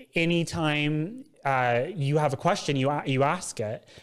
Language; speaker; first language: English; native; English